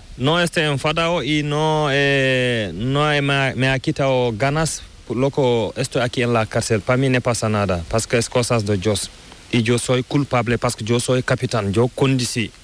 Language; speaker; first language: Spanish; non-native, learner; Fula